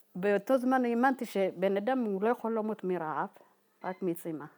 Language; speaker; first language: Hebrew; non-native, fluent; Tigrinya